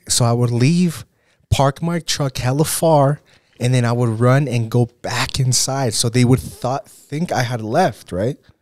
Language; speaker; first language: English; early bilingual, other home language; Spanish